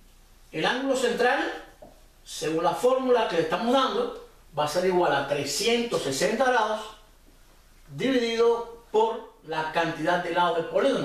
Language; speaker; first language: Spanish; native; Spanish